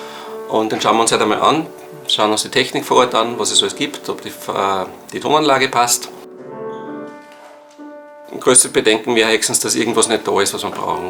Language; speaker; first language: German; native; German